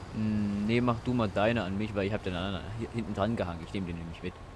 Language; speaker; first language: German; native; German